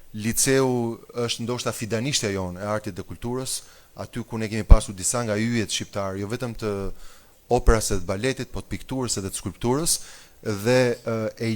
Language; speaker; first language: Albanian; native; Albanian